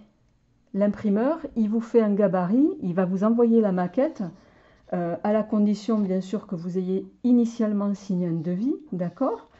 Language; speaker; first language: French; native; French